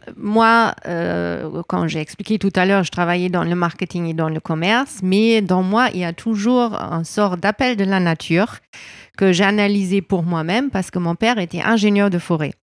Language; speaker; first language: French; non-native, fluent; German